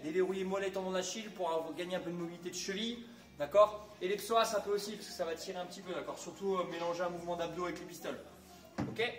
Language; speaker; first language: French; native; French